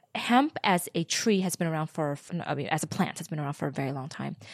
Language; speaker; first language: English; early bilingual, other home language; Vietnamese